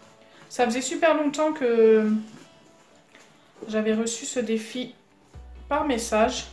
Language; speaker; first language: French; native; French